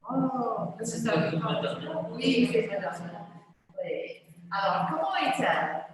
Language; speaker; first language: French; non-native, fluent; English